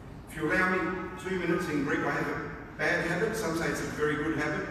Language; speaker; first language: English; early bilingual, other home language; Greek